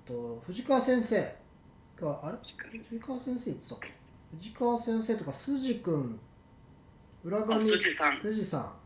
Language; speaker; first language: Japanese; native; Japanese